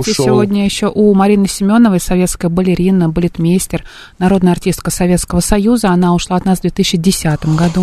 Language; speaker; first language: Russian; native; Russian